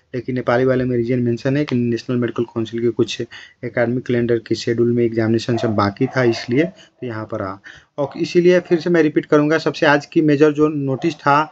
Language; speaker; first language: Hindi; non-native, local second language; Bhojpuri